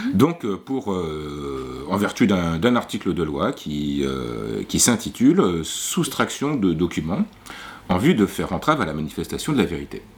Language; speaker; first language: French; native; French